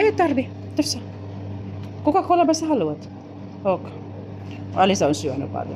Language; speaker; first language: Finnish; non-native, learner; Filipino